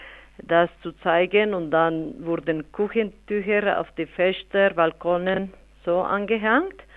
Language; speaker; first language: German; non-native, fluent; Spanish